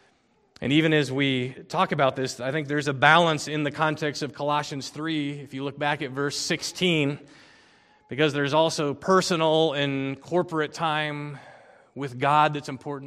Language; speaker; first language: English; native; English